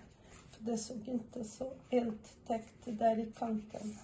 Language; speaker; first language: Swedish; non-native, fluent; Portuguese